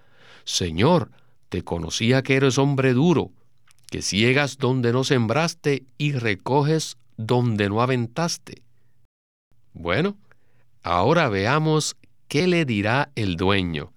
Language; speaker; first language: Spanish; native; Spanish